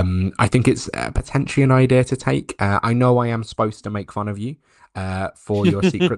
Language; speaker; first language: English; native; English